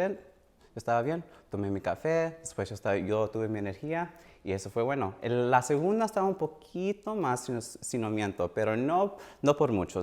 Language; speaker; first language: Spanish; early bilingual, heritage; Spanish